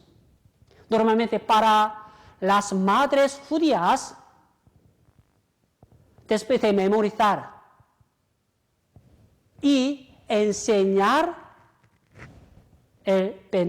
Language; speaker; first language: Spanish; non-native, fluent; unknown